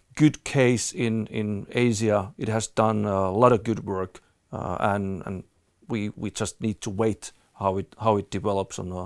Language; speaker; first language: English; non-native, fluent; Finnish